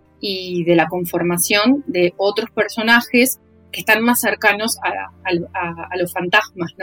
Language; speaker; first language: Spanish; native; Spanish